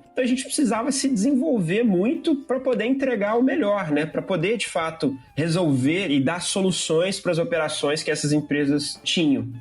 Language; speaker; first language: Portuguese; native; Portuguese